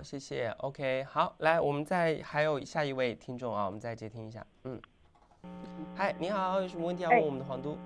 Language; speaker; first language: Chinese; native; Chinese